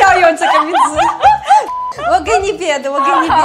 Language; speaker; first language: Chinese; non-native, learner; Ukrainian